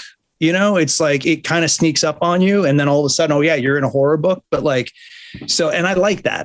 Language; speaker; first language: English; native; English